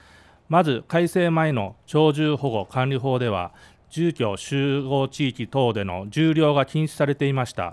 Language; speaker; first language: Japanese; native; Japanese